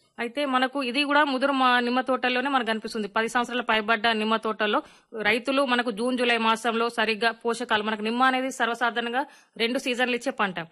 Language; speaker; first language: Telugu; native; Telugu